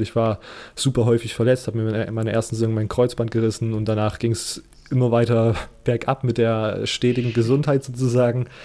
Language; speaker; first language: German; native; German